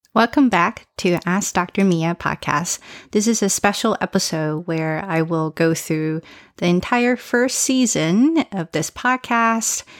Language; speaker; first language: English; early bilingual, other home language; Chinese